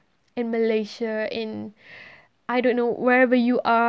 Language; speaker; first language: English; non-native, local second language; Malay